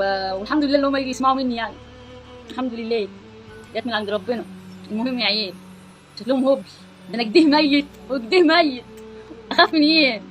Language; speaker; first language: Arabic; native; Arabic